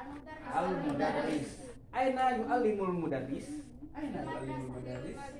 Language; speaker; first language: Arabic; non-native, fluent; Indonesian